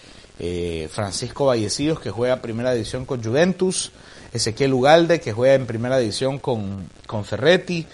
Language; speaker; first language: Spanish; native; Spanish